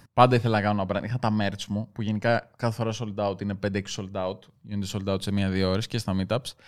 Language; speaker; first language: Greek; native; Greek